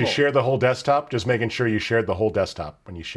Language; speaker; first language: English; native; English